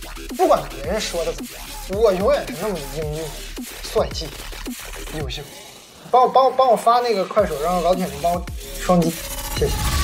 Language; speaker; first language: Chinese; native; Chinese